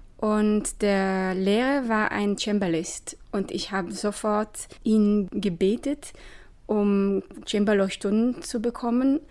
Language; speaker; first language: German; non-native, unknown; Hebrew